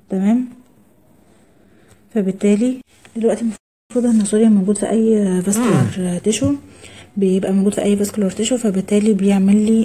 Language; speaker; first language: Arabic; native; Arabic